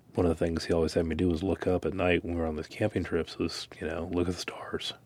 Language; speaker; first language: English; native; English